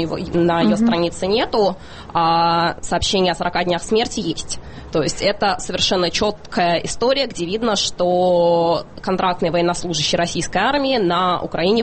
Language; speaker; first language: Russian; native; Russian